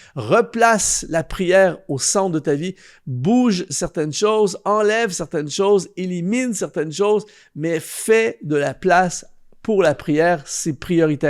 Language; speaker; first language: French; native; French